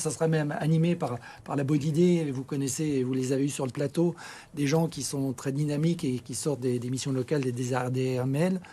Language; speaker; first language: French; native; French